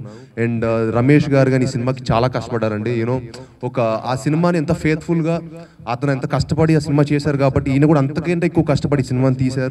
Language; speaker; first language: Telugu; native; Telugu